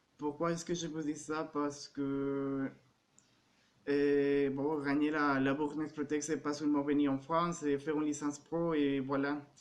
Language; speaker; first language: French; non-native, fluent; Spanish